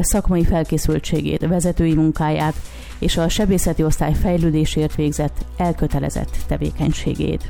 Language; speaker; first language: Hungarian; native; Hungarian